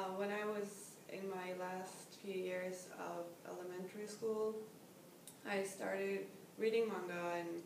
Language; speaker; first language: English; non-native, fluent; Norwegian